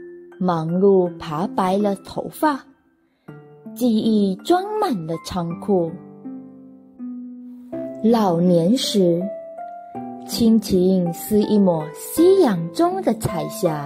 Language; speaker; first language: Chinese; native; Chinese